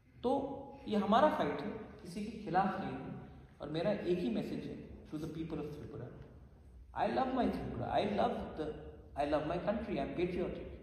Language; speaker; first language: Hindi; non-native, local second language; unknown